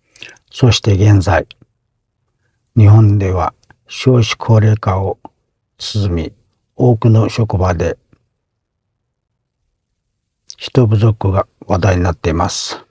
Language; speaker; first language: Japanese; non-native, fluent; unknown